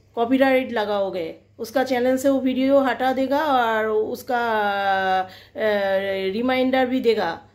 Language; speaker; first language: Hindi; non-native, local second language; Bangla